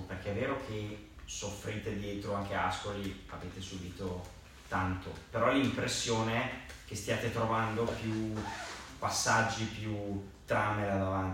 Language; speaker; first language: Italian; native; Italian